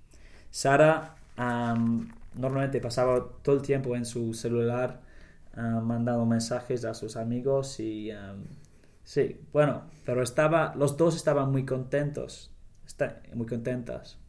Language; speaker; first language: Spanish; non-native, learner; English